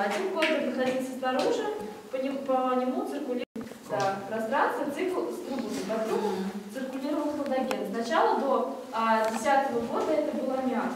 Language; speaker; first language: Russian; native; Russian